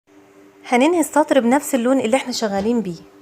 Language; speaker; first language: Arabic; native; Arabic